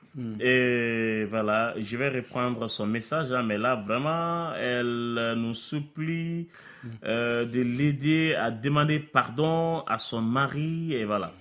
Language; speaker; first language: French; non-native, local second language; Bambara